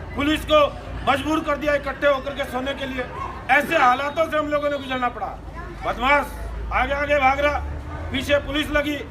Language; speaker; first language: Hindi; native; Hindi